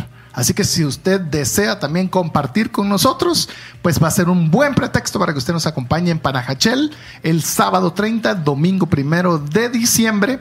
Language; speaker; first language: Spanish; native; Spanish